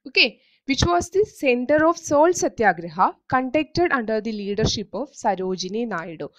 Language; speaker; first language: English; non-native, local second language; Malayalam